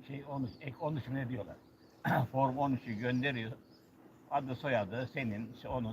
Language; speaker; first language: Turkish; native; Turkish